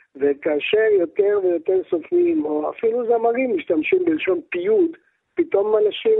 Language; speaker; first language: Hebrew; early bilingual, other home language; Arabic